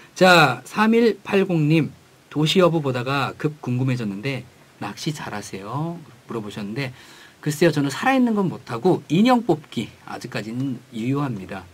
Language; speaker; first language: Korean; native; Korean